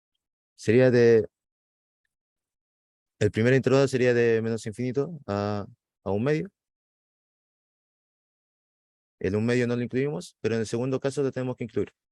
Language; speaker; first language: Spanish; native; Spanish